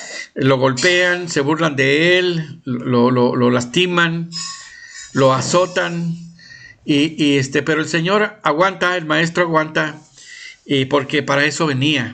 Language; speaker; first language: Spanish; native; Spanish